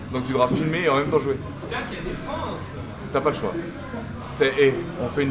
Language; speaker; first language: French; native; French